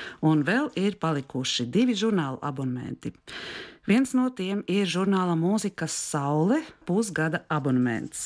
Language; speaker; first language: Latvian; native; Latvian